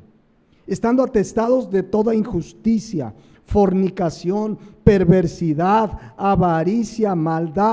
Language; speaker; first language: Spanish; native; Spanish